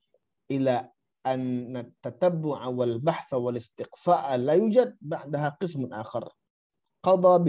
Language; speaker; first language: Arabic; non-native, fluent; Indonesian